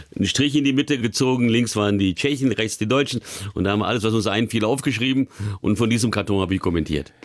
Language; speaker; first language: German; early bilingual, other home language; Hungarian